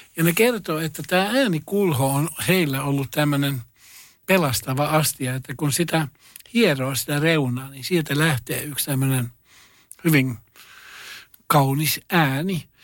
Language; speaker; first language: Finnish; non-native, local second language; Swedish